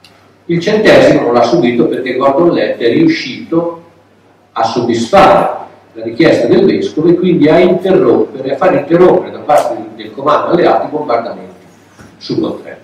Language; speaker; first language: Italian; native; Italian